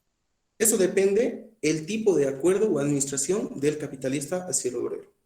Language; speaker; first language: Spanish; native; Spanish